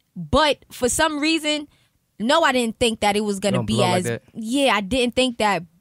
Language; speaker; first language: English; native; English